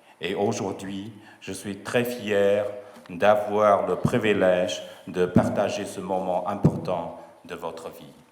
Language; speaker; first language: French; non-native, fluent; Chinese